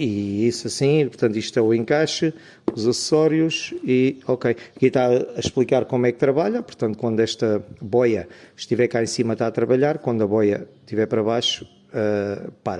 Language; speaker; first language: Portuguese; native; Portuguese